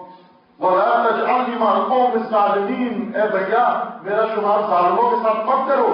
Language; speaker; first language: Urdu; native; Urdu